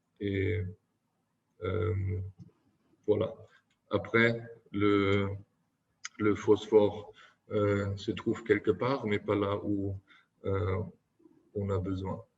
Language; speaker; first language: French; non-native, fluent; German